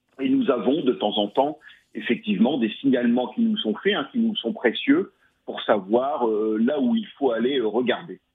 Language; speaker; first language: French; native; French